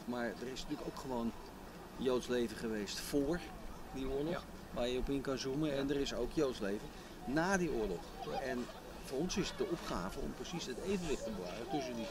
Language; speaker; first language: Dutch; native; Dutch